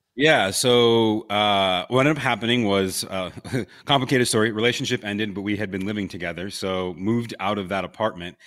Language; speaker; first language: English; native; English